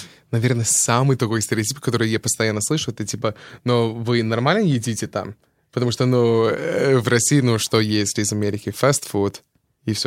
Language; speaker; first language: Russian; non-native, fluent; English